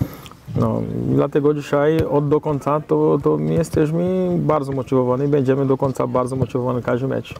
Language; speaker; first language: Polish; non-native, fluent; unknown